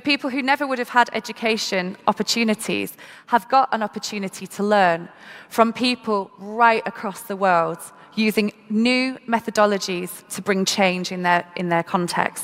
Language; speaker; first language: English; native; English